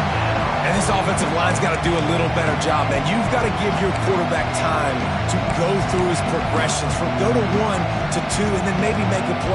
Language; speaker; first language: English; native; English